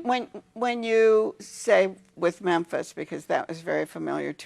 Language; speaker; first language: English; native; English